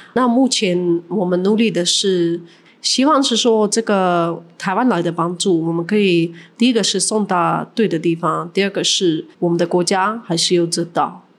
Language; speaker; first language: Chinese; non-native, fluent; Ukrainian